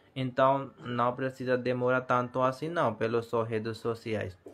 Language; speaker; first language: Portuguese; non-native, learner; Hindi